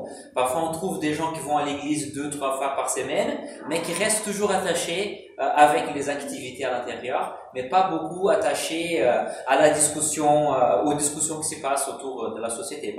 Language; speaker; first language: French; non-native, fluent; Portuguese